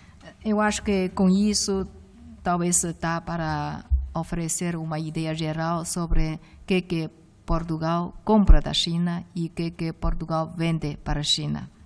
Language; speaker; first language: Portuguese; non-native, fluent; Chinese